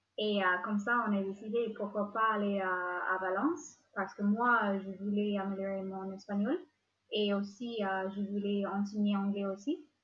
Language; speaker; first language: French; non-native, fluent; English